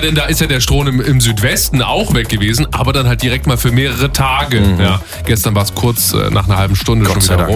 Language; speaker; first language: German; native; German